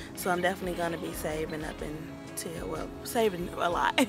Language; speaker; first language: English; native; English